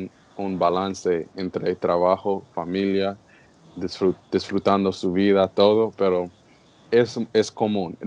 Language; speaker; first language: Spanish; non-native, learner; English